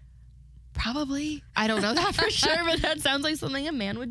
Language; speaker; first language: English; native; English